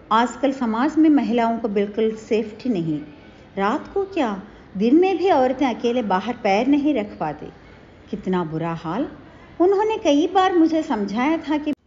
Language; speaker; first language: Hindi; non-native, local second language; Telugu